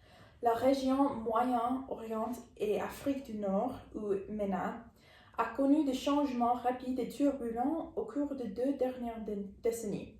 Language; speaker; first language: French; non-native, learner; English